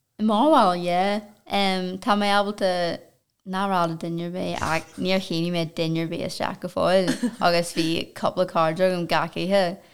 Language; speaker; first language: Irish; non-native, local second language; English